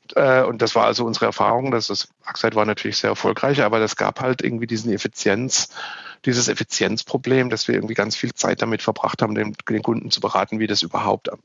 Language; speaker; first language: German; native; German